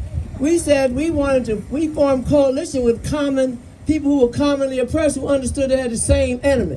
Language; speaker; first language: English; native; English